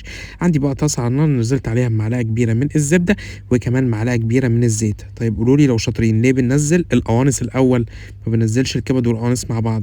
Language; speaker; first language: Arabic; native; Arabic